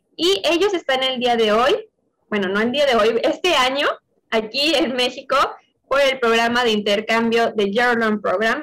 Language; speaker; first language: Spanish; native; Spanish